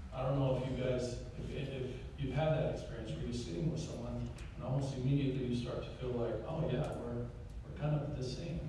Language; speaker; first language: English; native; English